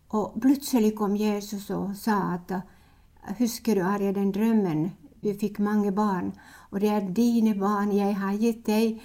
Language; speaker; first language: Norwegian; non-native, fluent; Finnish